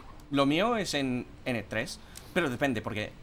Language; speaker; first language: Spanish; non-native, fluent; English